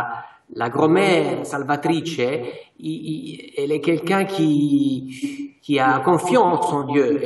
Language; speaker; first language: French; non-native, fluent; Italian